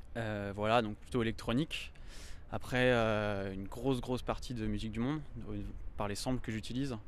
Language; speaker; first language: French; native; French